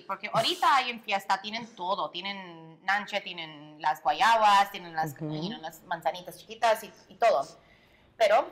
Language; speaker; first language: Spanish; early bilingual, heritage; Spanish